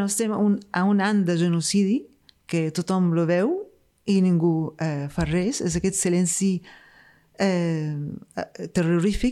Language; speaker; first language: Catalan; non-native, fluent; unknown